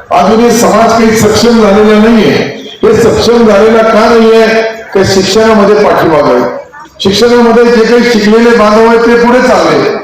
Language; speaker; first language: Marathi; non-native, local second language; Urdu